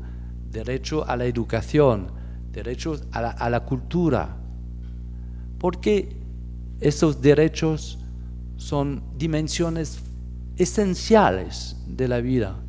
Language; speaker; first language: Spanish; non-native, fluent; French